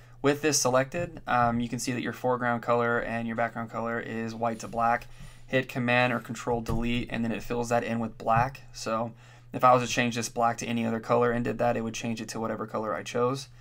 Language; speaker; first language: English; native; English